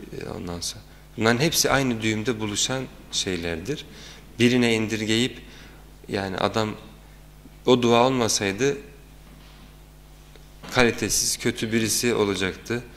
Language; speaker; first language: Turkish; native; Turkish